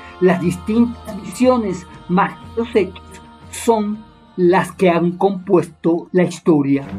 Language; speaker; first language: Spanish; native; Spanish